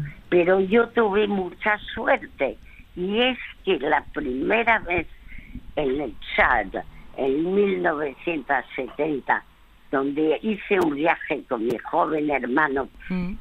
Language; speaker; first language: Spanish; native; Spanish